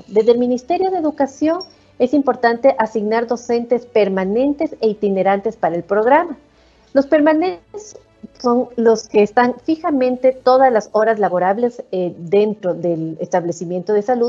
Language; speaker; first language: Spanish; native; Spanish